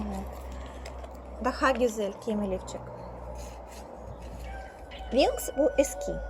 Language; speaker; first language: Turkish; non-native, learner; Russian